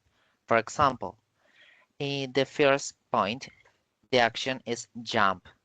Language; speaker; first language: English; non-native, learner; Spanish